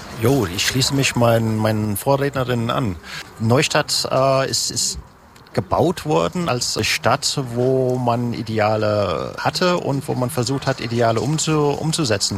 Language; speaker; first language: German; native; German